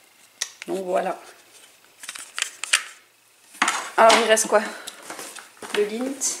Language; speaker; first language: French; native; French